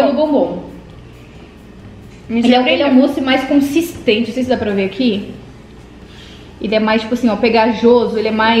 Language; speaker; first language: Portuguese; native; Portuguese